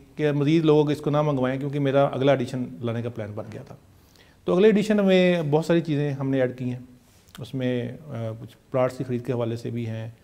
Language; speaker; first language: Urdu; non-native, local second language; Punjabi